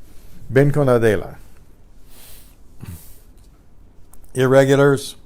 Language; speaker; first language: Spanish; non-native, fluent; English